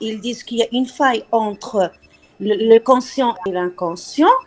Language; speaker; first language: French; non-native, local second language; Arabic